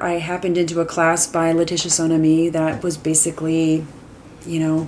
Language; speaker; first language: English; native; English